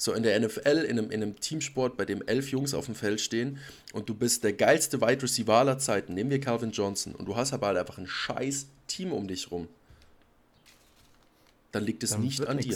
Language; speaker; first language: German; native; German